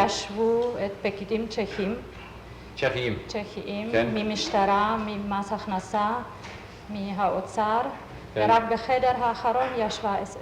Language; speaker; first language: Hebrew; non-native, fluent; German